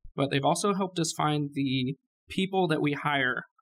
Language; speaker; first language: English; native; English